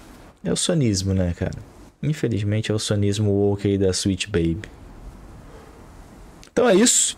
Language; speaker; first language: Portuguese; native; Portuguese